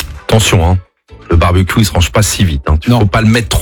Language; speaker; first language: French; native; French